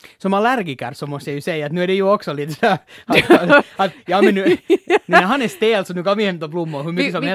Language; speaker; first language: Swedish; native; Swedish